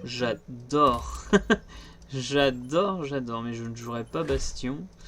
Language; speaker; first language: French; native; French